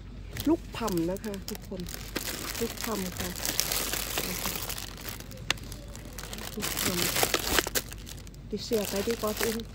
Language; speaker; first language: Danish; non-native, learner; Thai